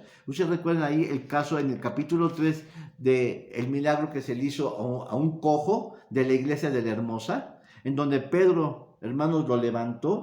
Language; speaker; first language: Spanish; native; Spanish